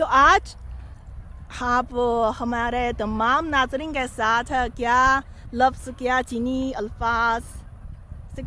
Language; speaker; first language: Hindi; non-native, fluent; Chinese